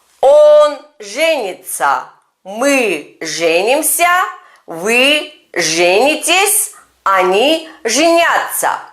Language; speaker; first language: Russian; non-native, fluent; Turkish